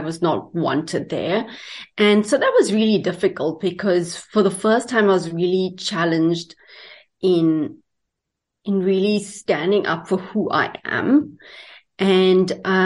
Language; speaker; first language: English; native; English